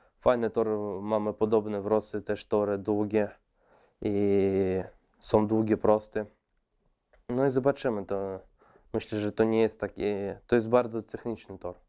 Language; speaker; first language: Polish; non-native, fluent; Russian